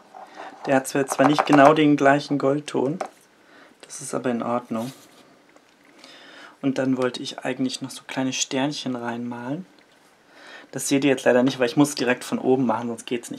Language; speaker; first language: German; native; German